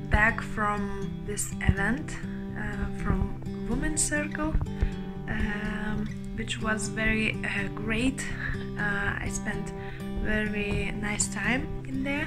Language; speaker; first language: English; non-native, learner; Lithuanian